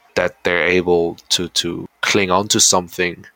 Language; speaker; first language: English; early bilingual, heritage; Dutch